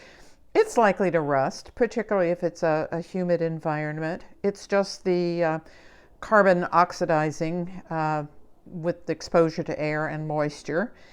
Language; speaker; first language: English; native; English